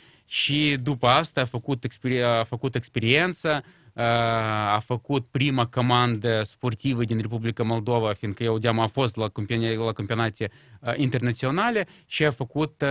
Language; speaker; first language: Romanian; non-native, local second language; Russian